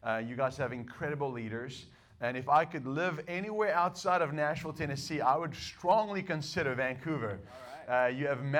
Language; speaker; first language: English; non-native, local second language; Afrikaans